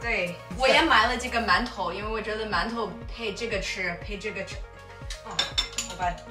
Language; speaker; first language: Chinese; non-native, fluent; English